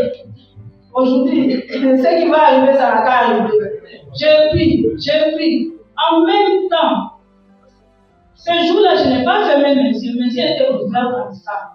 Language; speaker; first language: French; non-native, local second language; Kongo